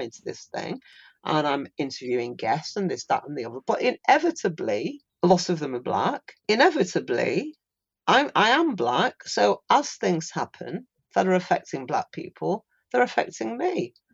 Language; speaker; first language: English; native; English